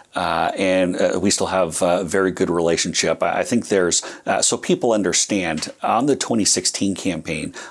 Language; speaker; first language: English; native; English